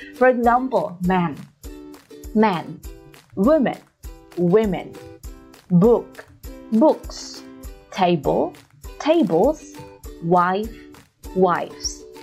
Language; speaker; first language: English; non-native, fluent; Indonesian